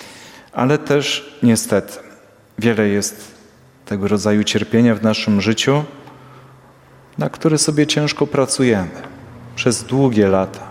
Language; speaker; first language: Polish; native; Polish